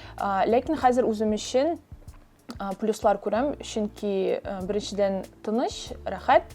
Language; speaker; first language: Tatar; native; Tatar